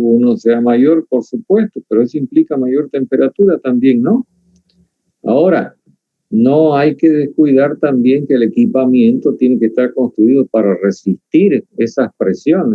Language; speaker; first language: Spanish; native; Spanish